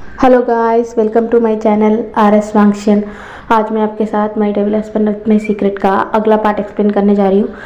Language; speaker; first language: Hindi; non-native, local second language; Tamil